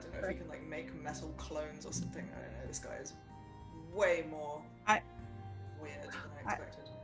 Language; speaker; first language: English; native; English